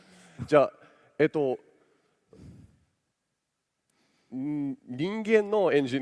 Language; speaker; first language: Japanese; non-native, local second language; English